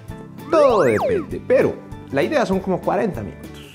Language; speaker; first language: Spanish; native; Spanish